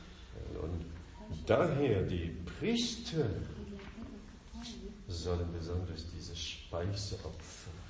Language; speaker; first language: German; non-native, fluent; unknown